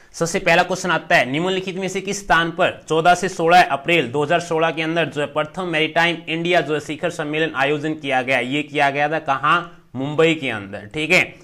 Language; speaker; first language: Hindi; native; Hindi